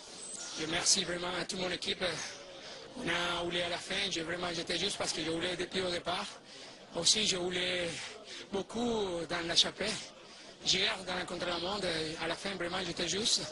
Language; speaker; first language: French; non-native, fluent; Spanish